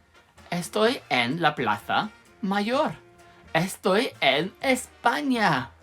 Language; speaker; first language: Spanish; non-native, fluent; English